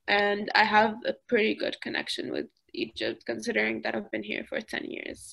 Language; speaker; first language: English; early bilingual, other home language; Arabic